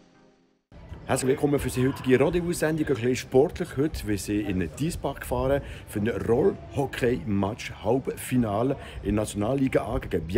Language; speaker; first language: German; non-native, local second language; French